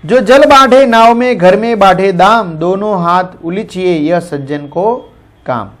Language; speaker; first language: Hindi; non-native, local second language; Gujarati